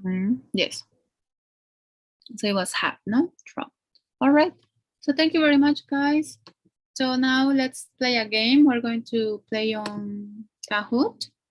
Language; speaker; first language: English; non-native, fluent; Spanish